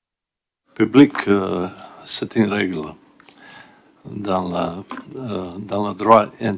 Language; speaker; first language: French; non-native, learner; Bosnian